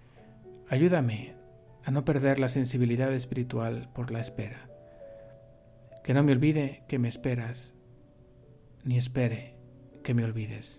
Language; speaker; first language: Spanish; native; Spanish